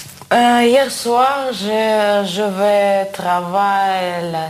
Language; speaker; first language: French; non-native, learner; Russian